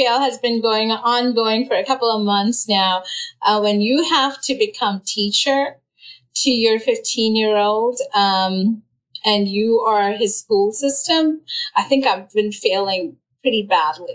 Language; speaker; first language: English; non-native, local second language; Malayalam